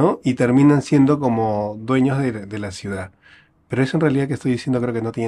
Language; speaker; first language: Spanish; native; Spanish